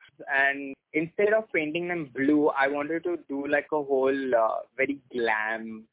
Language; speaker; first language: English; non-native, local second language; Hindi